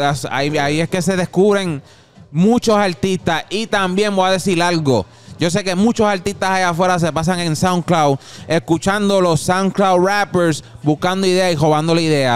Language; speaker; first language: Spanish; early bilingual, heritage; Spanish